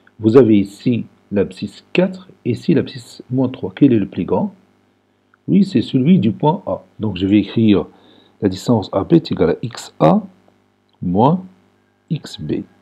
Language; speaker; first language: French; non-native, local second language; Arabic